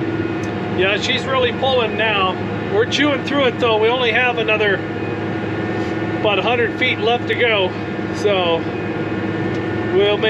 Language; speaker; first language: English; native; English